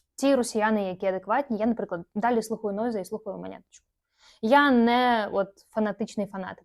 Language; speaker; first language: Ukrainian; non-native, local second language; Russian